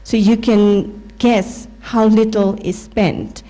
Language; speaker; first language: English; non-native, fluent; Burmese